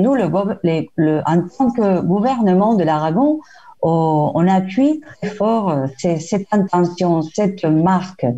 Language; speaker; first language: French; non-native, fluent; Spanish